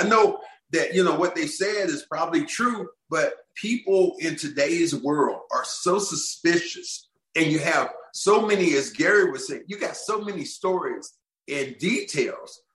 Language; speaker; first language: English; native; English